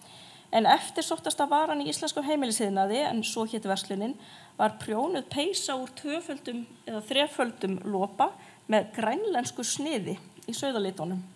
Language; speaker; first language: Icelandic; native; Icelandic